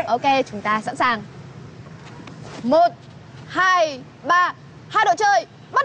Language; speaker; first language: Vietnamese; native; Vietnamese